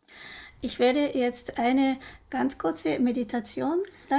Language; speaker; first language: German; non-native, learner; Japanese